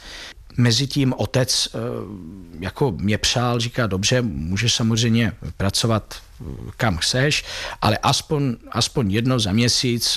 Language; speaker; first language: Czech; early bilingual, heritage; Italian